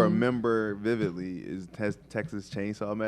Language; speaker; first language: English; native; English